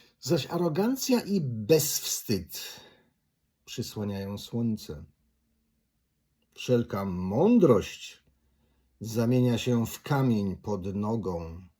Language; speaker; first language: Polish; native; Polish